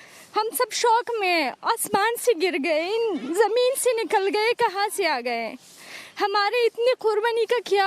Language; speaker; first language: Hindi; non-native, learner; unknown